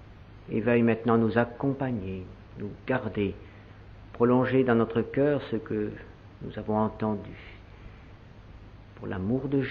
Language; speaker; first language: French; native; French